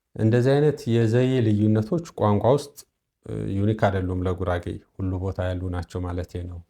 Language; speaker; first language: Amharic; non-native, local second language; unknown